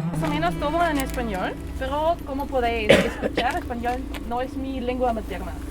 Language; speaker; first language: Spanish; non-native, learner; German